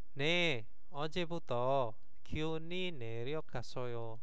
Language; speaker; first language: Korean; non-native, learner; Indonesian